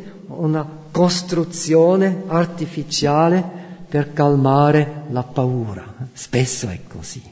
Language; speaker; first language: Italian; non-native, fluent; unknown